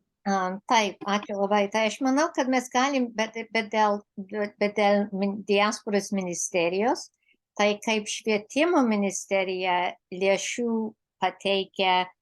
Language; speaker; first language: Lithuanian; early bilingual, heritage; Lithuanian